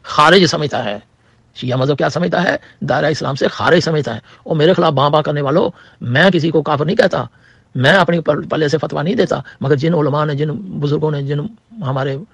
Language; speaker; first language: Urdu; non-native, local second language; Punjabi